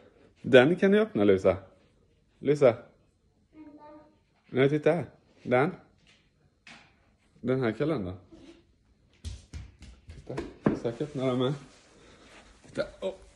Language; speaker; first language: Swedish; native; Swedish